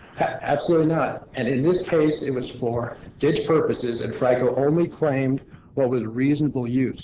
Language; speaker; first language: English; native; English